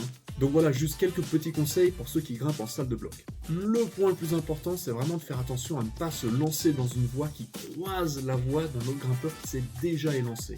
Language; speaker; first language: French; native; French